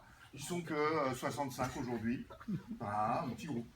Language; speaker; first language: French; native; French